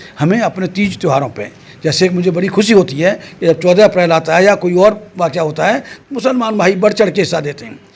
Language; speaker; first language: Hindi; native; Hindi